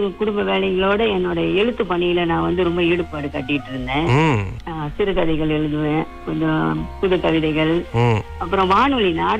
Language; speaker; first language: Tamil; early bilingual, heritage; Tamil